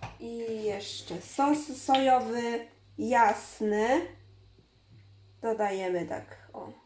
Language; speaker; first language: Polish; non-native, learner; Chinese